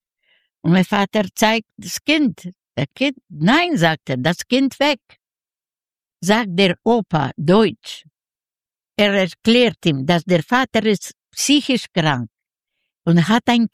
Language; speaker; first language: German; non-native, learner; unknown